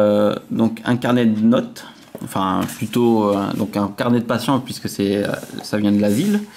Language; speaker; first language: French; native; French